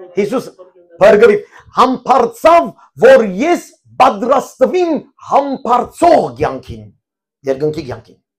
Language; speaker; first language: Armenian; early bilingual, heritage; Armenian